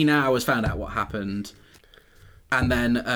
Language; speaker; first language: English; native; English